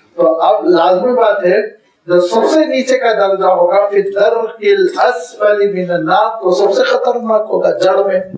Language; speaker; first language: Urdu; native; Urdu